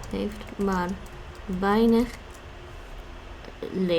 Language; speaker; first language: Dutch; non-native, learner; English